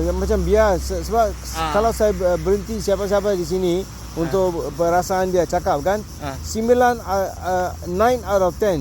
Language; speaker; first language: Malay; non-native, local second language; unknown